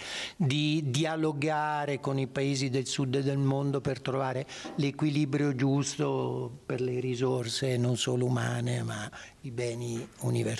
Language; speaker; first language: Italian; native; Italian